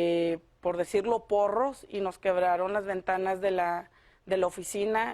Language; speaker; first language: Spanish; native; Spanish